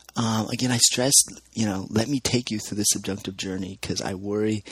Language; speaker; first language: English; native; English